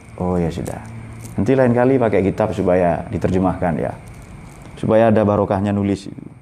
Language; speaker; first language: Indonesian; non-native, local second language; Madurese